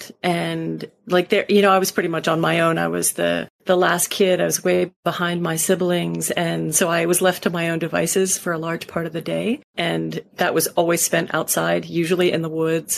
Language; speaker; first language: English; native; English